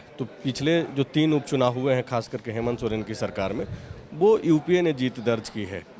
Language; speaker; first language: Hindi; native; Hindi